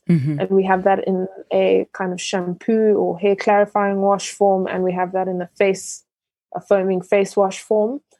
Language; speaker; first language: English; early bilingual, other home language; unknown